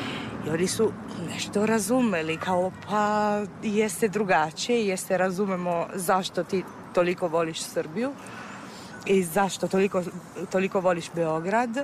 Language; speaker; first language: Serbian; non-native, fluent; Italian